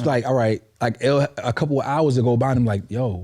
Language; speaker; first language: English; native; English